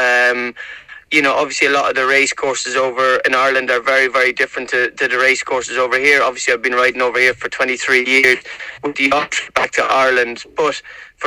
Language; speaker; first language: English; native; English